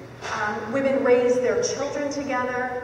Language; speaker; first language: English; native; English